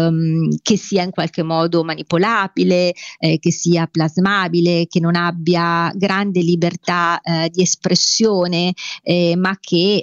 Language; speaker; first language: Italian; native; Italian